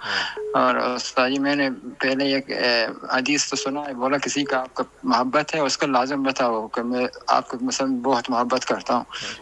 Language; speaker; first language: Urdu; non-native, learner; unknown